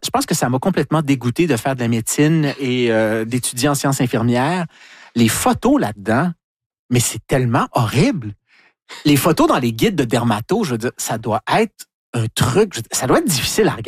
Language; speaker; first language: French; native; French